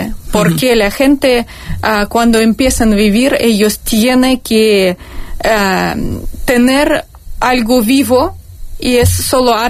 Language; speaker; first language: Spanish; non-native, fluent; Russian